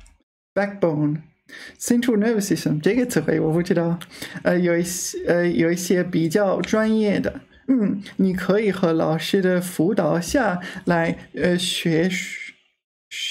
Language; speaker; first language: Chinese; non-native, learner; English